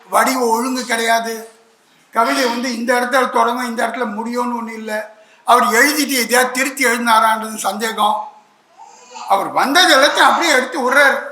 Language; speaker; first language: Tamil; native; Tamil